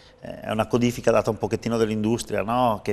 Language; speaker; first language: Italian; native; Italian